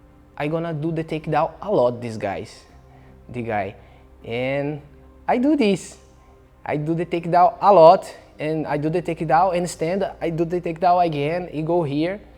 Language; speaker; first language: English; non-native, learner; Portuguese